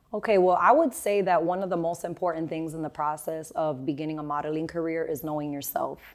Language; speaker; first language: English; native; English